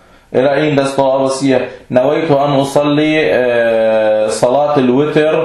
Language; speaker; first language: Danish; early bilingual, other home language; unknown